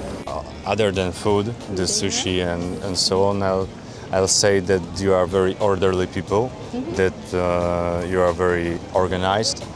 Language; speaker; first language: English; non-native, fluent; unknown